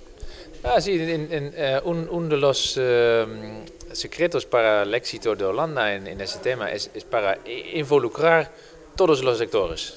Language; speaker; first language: Spanish; non-native, learner; Dutch